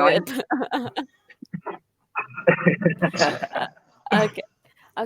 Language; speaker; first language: English; non-native, fluent; Khmer